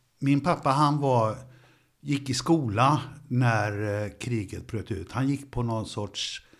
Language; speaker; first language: Swedish; early bilingual, other home language; Yiddish